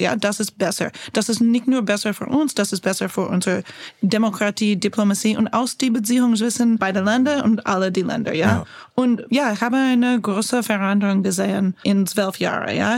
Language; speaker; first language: German; non-native, learner; English